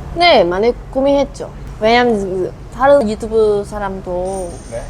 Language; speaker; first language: Korean; non-native, learner; Vietnamese